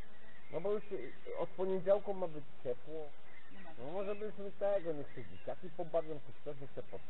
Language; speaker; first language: Polish; non-native, learner; Ukrainian